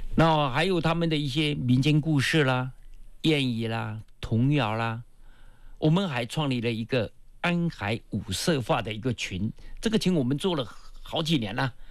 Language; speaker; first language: Chinese; non-native, local second language; Min Nan Chinese